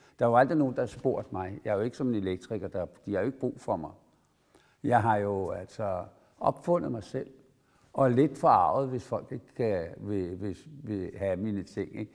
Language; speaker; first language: Danish; native; Danish